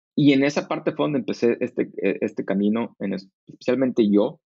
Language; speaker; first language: Spanish; native; Spanish